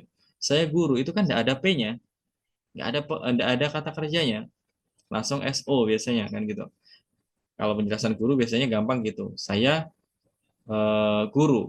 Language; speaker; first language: Indonesian; native; Indonesian